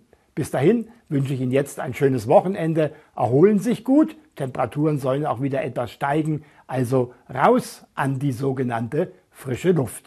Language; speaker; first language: German; native; German